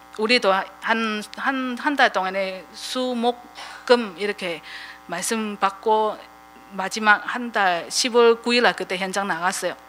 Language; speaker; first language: Korean; non-native, fluent; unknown